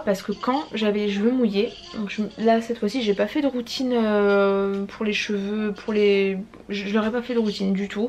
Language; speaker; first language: French; native; French